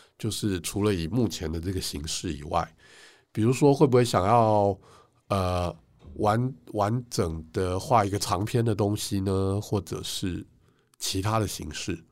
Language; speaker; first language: Chinese; native; Chinese